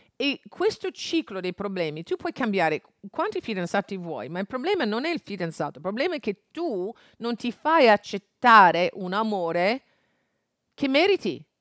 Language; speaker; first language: Italian; non-native, fluent; English